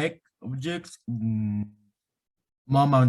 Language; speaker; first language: English; non-native, learner; Spanish